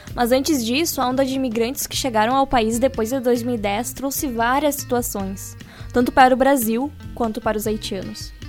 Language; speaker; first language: Portuguese; native; Portuguese